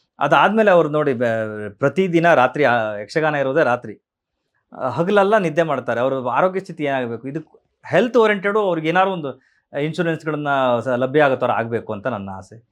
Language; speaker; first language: Kannada; native; Kannada